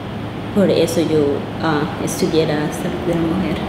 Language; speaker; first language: Spanish; non-native, local second language; Kinyarwanda